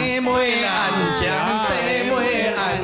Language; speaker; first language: Chinese; native; Chinese